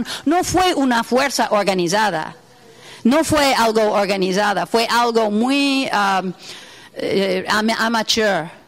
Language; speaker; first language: Spanish; non-native, fluent; English